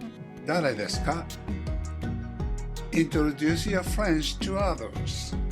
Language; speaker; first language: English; non-native, fluent; Japanese